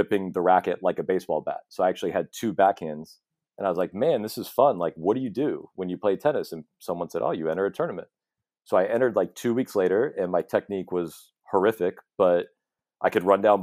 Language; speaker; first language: English; native; English